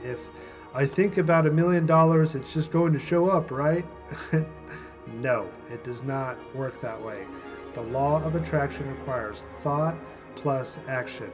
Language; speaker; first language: English; native; English